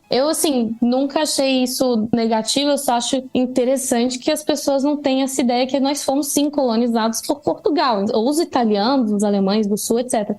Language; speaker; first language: Portuguese; native; Portuguese